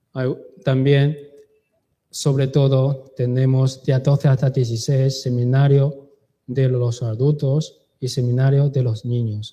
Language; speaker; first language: Spanish; non-native, learner; Chinese